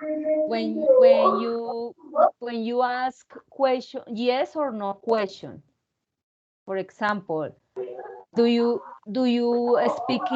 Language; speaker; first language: English; non-native, learner; Spanish